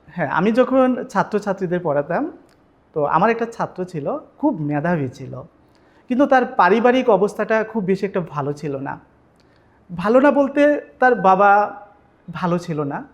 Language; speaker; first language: Bangla; native; Bangla